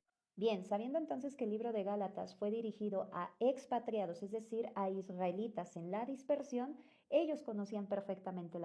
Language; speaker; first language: Spanish; native; Spanish